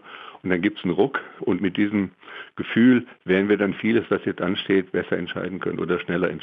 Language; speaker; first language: German; native; German